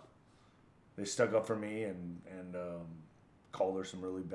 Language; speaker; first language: English; native; English